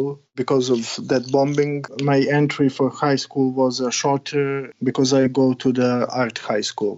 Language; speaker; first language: English; non-native, learner; Serbian